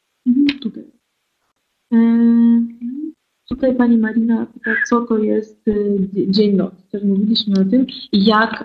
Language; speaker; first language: Polish; non-native, learner; Russian